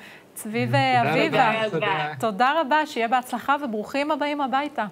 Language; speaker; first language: Hebrew; native; Hebrew